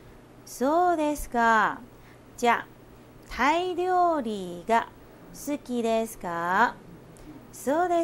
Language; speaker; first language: Japanese; non-native, fluent; Chinese